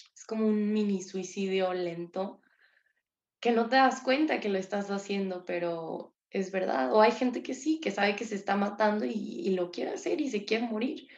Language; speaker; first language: Spanish; native; Spanish